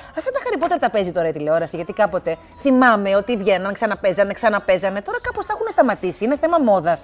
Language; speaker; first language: Greek; native; Greek